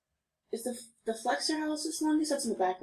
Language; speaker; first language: English; native; English